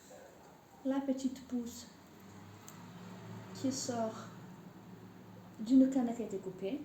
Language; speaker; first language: French; native; French